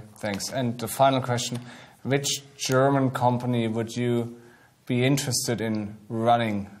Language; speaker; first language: English; non-native, fluent; German